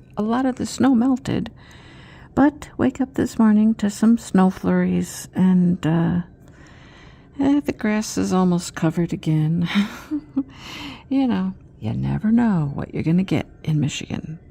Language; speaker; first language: English; native; English